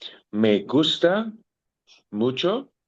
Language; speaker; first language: Spanish; non-native, learner; English